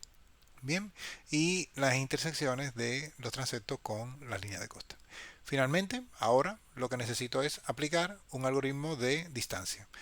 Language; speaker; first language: Spanish; native; Spanish